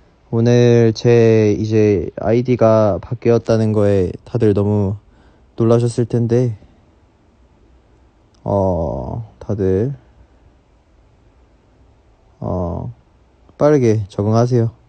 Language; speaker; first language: Korean; native; Korean